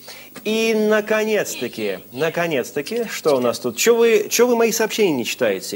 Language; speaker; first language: Russian; native; Russian